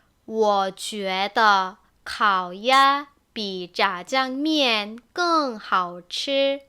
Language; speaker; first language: Chinese; non-native, fluent; Korean